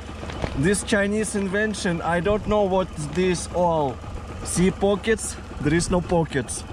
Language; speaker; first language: English; non-native, fluent; Russian